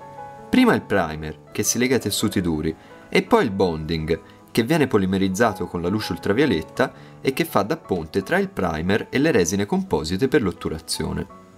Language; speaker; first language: Italian; native; Italian